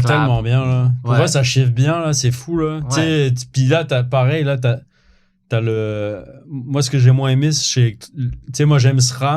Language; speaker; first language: French; native; French